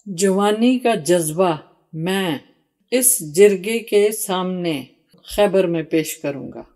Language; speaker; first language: Urdu; non-native, local second language; Pashto